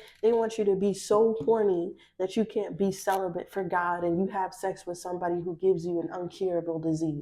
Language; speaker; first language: English; native; English